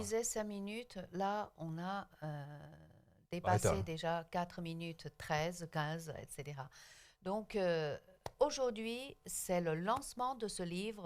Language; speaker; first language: French; non-native, local second language; Chinese